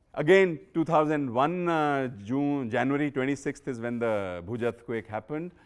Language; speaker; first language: English; non-native, local second language; Punjabi